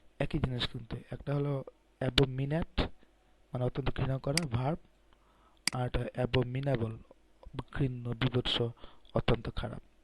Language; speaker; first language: Bangla; native; Bangla